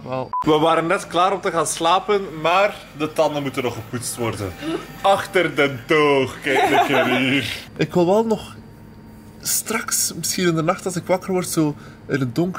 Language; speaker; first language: Dutch; native; Dutch